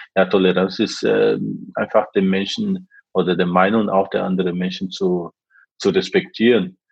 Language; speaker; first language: German; non-native, fluent; Portuguese